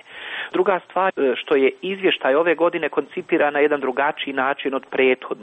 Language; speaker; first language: Croatian; native; Croatian